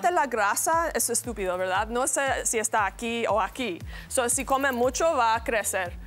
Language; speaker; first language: Spanish; non-native, learner; English